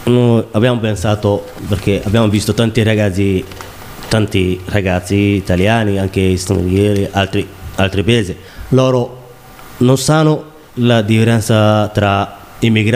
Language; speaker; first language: Italian; non-native, learner; Somali